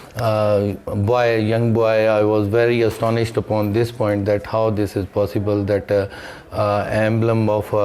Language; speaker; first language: English; non-native, local second language; Urdu